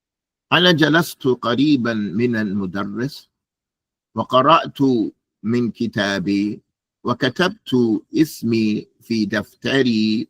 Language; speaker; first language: Arabic; non-native, fluent; English